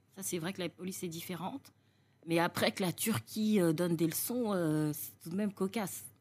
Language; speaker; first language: French; native; French